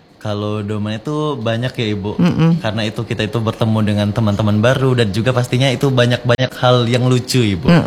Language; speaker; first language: Indonesian; non-native, local second language; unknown